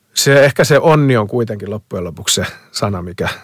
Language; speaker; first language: Finnish; early bilingual, other home language; Spanish